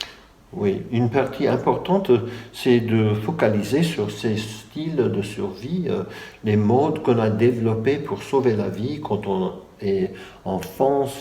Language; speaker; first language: French; non-native, fluent; English